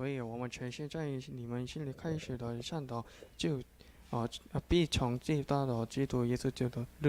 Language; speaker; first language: Chinese; non-native, learner; Korean